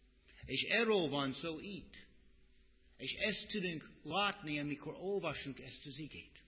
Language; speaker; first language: Hungarian; non-native, fluent; English